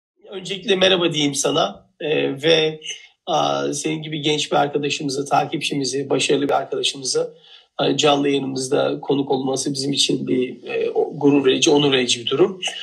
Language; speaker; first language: Turkish; native; Turkish